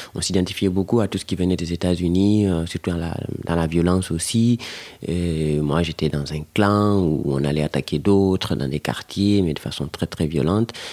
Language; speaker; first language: French; non-native, local second language; Fula